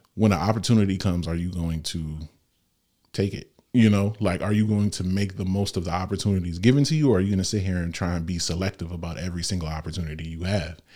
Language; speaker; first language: English; native; English